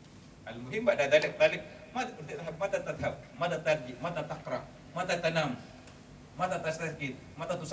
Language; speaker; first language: Arabic; non-native, fluent; Malay